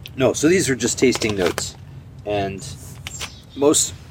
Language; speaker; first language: English; native; English